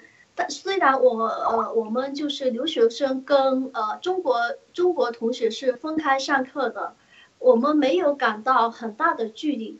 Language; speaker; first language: Chinese; early bilingual, heritage; Chinese